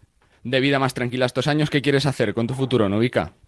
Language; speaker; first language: Spanish; native; Spanish